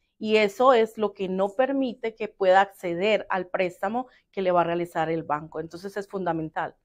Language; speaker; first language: Spanish; native; Spanish